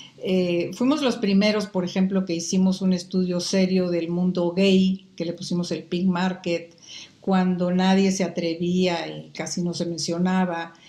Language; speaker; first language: Spanish; native; Spanish